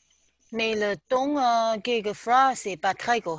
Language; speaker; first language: French; non-native, learner; Chinese